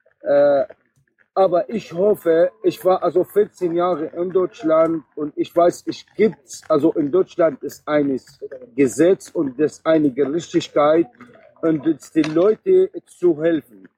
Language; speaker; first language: German; non-native, learner; Arabic